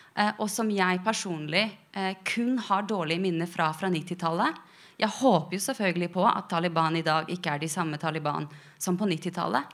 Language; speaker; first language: Norwegian; early bilingual, other home language; Persian